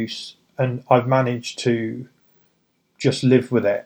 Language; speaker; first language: English; native; English